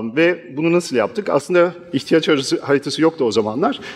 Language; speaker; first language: Turkish; non-native, fluent; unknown